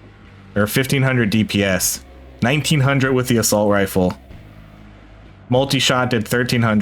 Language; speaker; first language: English; native; English